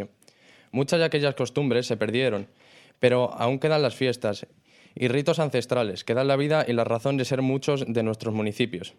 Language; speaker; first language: Spanish; native; Spanish